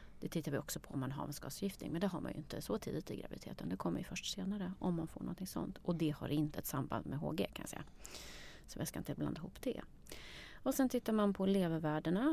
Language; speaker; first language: Swedish; native; Swedish